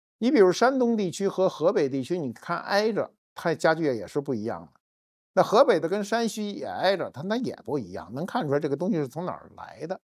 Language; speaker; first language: Chinese; native; Chinese